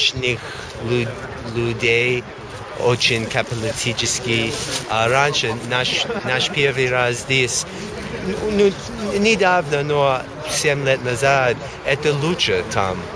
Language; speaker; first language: Russian; non-native, learner; English